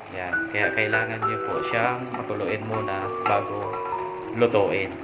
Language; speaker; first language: Filipino; non-native, local second language; Bikol